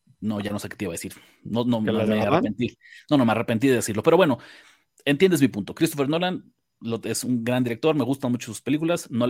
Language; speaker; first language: Spanish; native; Spanish